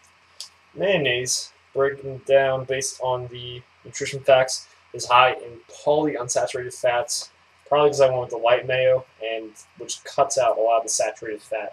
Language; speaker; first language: English; native; English